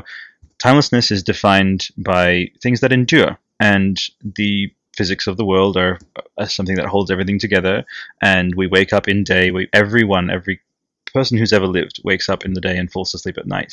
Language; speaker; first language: English; non-native, fluent; Italian